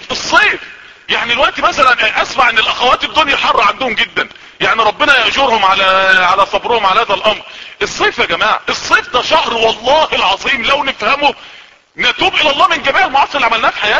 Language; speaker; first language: Arabic; native; Arabic